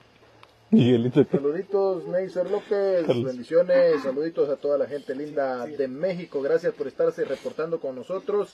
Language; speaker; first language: Spanish; native; Spanish